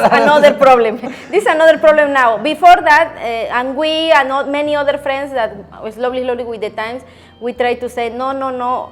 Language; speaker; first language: English; non-native, learner; Spanish